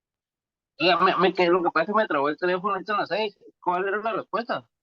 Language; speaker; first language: Spanish; native; Spanish